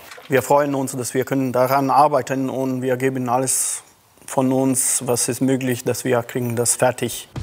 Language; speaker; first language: German; non-native, learner; Serbian